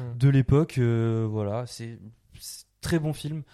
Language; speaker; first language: French; native; French